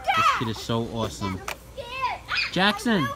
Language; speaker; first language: English; native; English